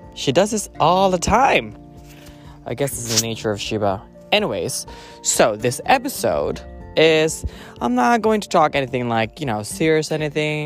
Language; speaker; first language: English; non-native, local second language; Filipino